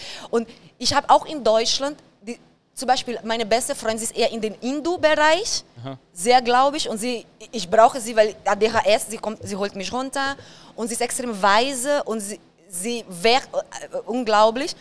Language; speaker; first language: German; non-native, fluent; Portuguese